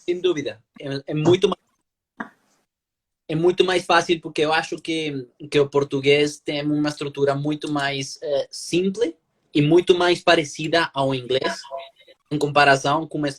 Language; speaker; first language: Portuguese; non-native, learner; Spanish